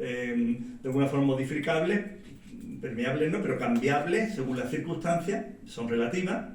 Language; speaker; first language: Spanish; native; Spanish